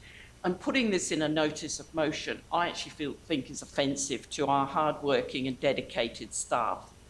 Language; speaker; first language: English; native; English